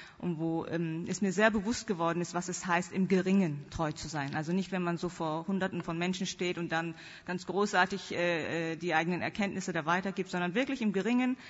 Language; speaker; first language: German; early bilingual, other home language; Korean